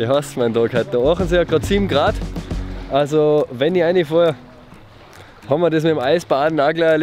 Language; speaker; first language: German; native; German